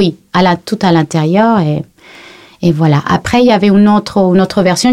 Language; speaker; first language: French; non-native, fluent; Spanish